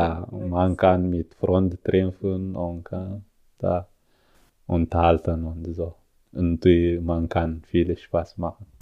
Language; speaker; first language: German; non-native, learner; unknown